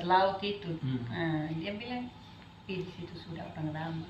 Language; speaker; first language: Indonesian; non-native, fluent; Dutch